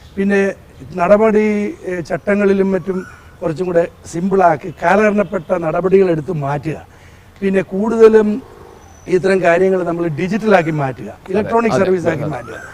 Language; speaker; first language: Malayalam; native; Malayalam